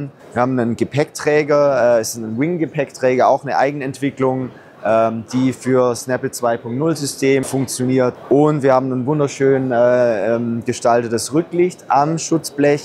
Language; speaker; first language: German; native; German